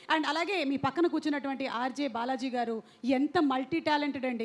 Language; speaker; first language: Telugu; native; Telugu